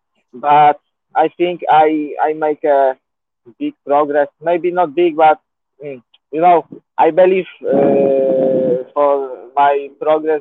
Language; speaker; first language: English; non-native, learner; Polish